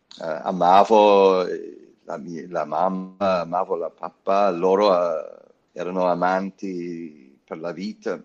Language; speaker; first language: Italian; non-native, fluent; English